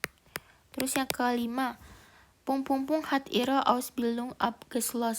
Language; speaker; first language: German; non-native, learner; Indonesian